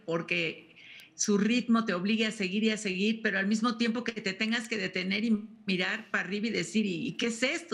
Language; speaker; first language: Spanish; native; Spanish